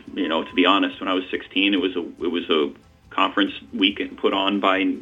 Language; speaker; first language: English; native; English